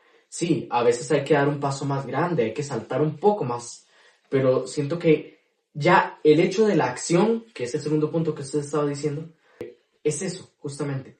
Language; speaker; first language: Spanish; native; Spanish